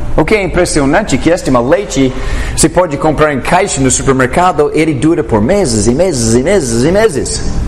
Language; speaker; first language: Portuguese; non-native, fluent; English